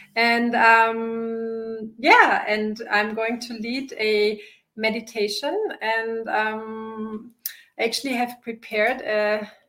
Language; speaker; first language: English; non-native, fluent; German